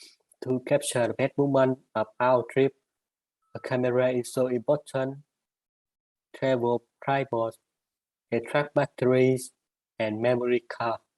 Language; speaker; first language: English; non-native, learner; Vietnamese